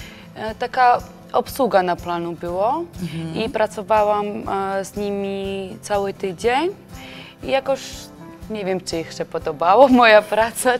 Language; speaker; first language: Polish; non-native, learner; Georgian